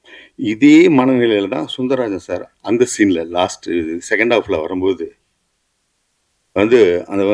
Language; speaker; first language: Tamil; native; Tamil